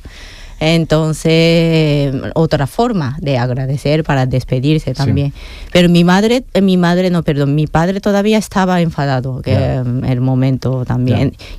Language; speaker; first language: Spanish; non-native, fluent; Japanese